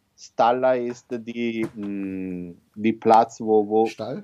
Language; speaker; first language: German; non-native, learner; Italian